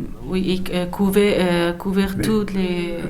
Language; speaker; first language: French; non-native, learner; Persian